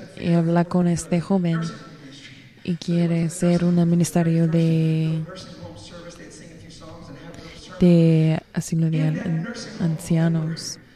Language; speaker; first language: Spanish; non-native, learner; English